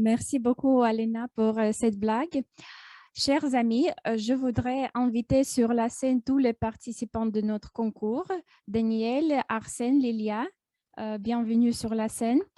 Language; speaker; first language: French; non-native, fluent; Russian